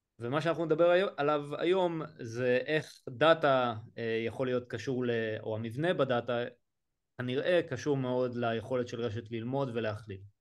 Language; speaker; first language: Hebrew; native; Hebrew